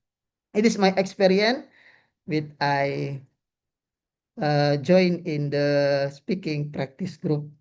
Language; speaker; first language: English; non-native, learner; Indonesian